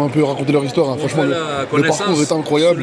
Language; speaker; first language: French; native; French